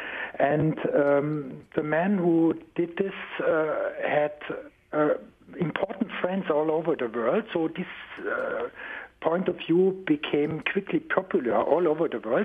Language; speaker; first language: English; non-native, fluent; German